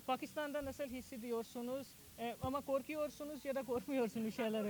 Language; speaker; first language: Turkish; non-native, learner; Urdu